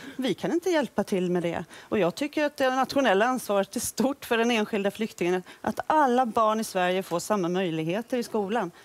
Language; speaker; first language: Swedish; native; Swedish